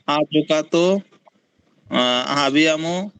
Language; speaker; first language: Italian; non-native, learner; Bangla